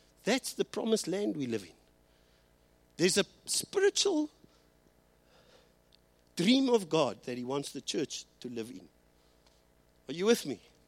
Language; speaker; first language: English; early bilingual, other home language; Afrikaans